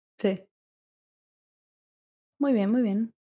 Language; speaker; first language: Spanish; native; Spanish